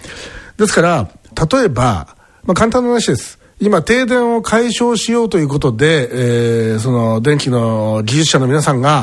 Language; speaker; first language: Japanese; native; Japanese